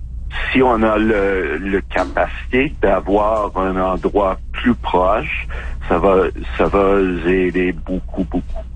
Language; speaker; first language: French; non-native, fluent; English